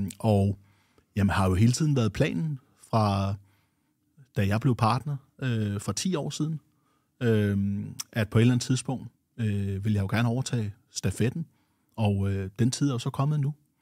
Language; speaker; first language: Danish; native; Danish